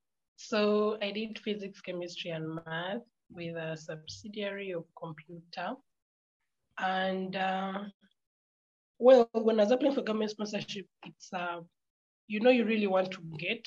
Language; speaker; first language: English; non-native, local second language; Ganda